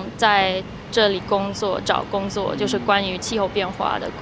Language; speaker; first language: Chinese; non-native, fluent; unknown